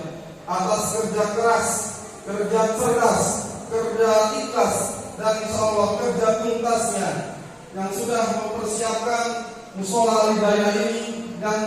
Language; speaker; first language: Indonesian; native; Indonesian